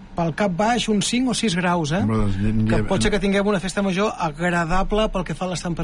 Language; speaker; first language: Catalan; native; Catalan